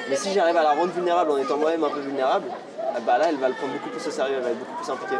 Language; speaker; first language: French; native; French